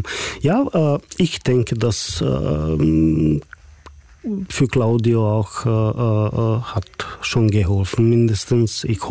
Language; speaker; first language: German; non-native, fluent; Hungarian